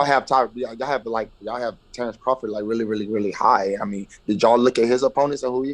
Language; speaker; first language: English; native; English